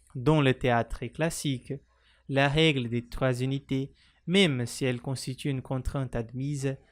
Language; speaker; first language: French; non-native, fluent; Portuguese